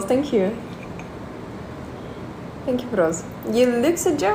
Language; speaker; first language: English; non-native, learner; Russian